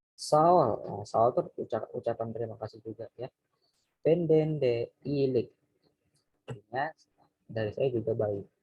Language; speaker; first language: Indonesian; native; Indonesian